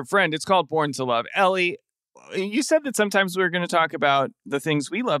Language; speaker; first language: English; native; English